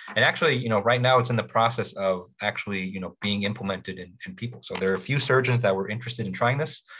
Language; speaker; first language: English; native; English